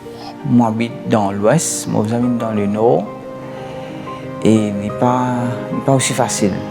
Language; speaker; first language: French; non-native, local second language; Morisyen